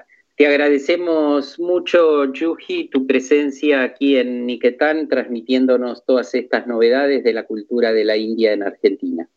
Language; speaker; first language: Spanish; native; Spanish